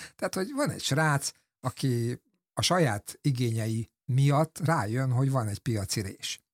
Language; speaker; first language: Hungarian; native; Hungarian